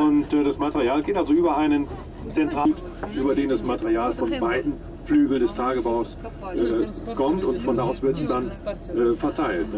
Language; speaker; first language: German; native; German